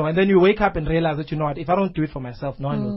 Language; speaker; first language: English; non-native, local second language; Zulu